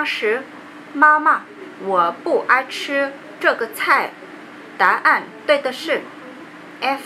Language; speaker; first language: Chinese; non-native, learner; Vietnamese